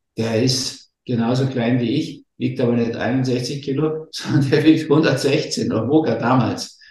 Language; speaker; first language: German; native; German